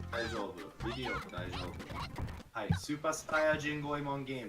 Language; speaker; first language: Japanese; non-native, learner; English